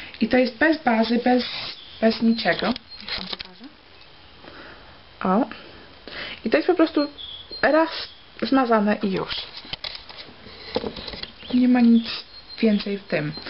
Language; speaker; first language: Polish; early bilingual, heritage; Polish